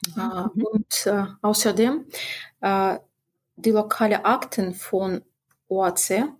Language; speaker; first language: German; non-native, fluent; Russian